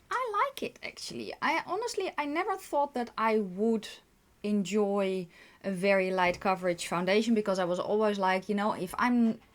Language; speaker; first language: English; non-native, fluent; Dutch